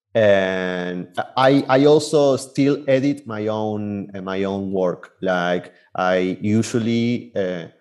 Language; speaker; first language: English; non-native, fluent; Spanish